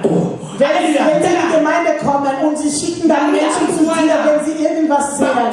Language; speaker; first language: German; non-native, fluent; French